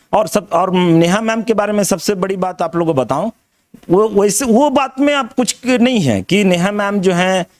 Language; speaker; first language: Hindi; native; Hindi